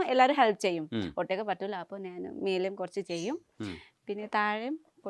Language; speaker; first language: Malayalam; non-native, fluent; Nepali